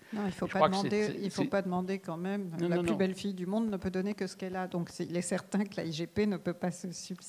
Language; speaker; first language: French; native; French